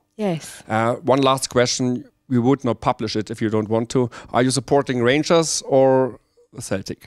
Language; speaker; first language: English; non-native, learner; German